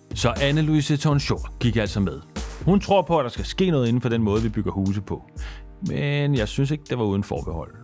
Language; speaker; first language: Danish; native; Danish